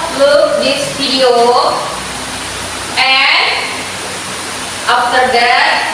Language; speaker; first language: English; non-native, learner; Indonesian